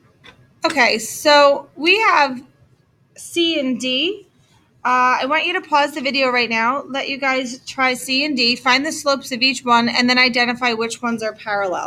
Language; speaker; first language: English; native; English